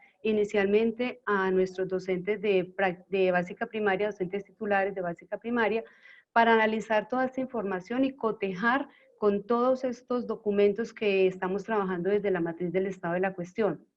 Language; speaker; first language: Spanish; native; Spanish